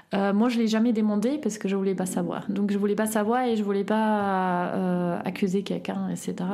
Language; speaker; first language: French; non-native, fluent; German